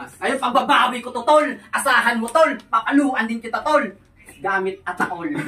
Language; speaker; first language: Filipino; non-native, local second language; Hiligaynon